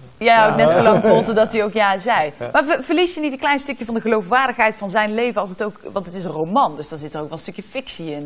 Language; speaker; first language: Dutch; native; Dutch